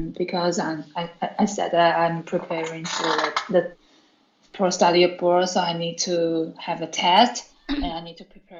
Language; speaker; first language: English; non-native, learner; Chinese